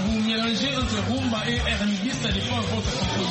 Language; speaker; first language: French; non-native, local second language; Lingala